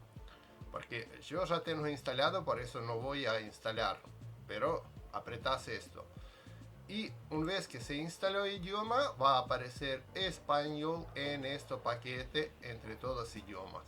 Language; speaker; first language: Spanish; non-native, fluent; Russian